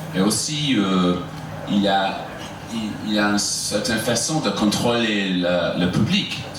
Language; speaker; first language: French; non-native, fluent; English